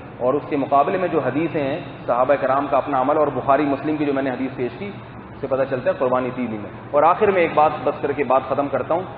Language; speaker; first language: Urdu; native; Urdu